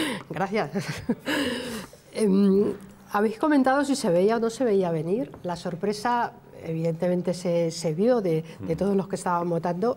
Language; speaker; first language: Spanish; native; Spanish